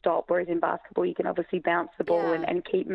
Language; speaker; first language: English; native; English